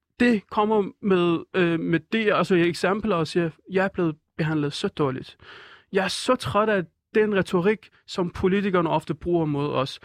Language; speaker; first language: Danish; non-native, fluent; Persian